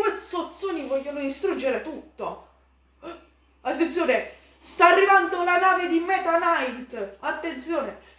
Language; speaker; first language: Italian; native; Italian